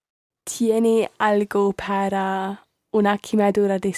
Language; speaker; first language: Spanish; non-native, learner; English